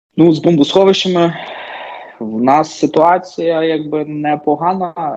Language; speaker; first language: Ukrainian; native; Ukrainian